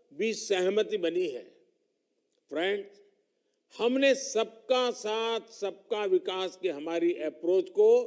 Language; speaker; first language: Hindi; non-native, local second language; Gujarati